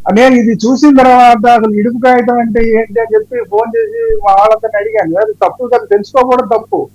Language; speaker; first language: Telugu; native; Telugu